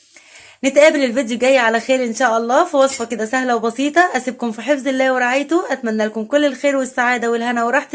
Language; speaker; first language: Arabic; native; Arabic